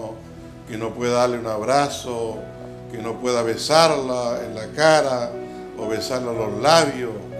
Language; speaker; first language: Spanish; native; Spanish